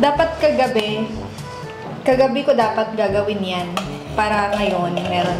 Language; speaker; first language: Filipino; native; Filipino